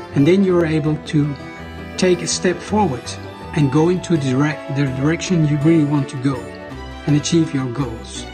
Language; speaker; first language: English; non-native, fluent; Dutch